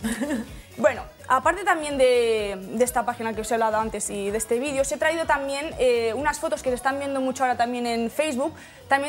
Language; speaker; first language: Spanish; native; Spanish